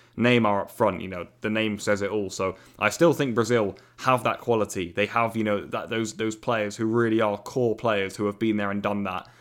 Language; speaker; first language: English; native; English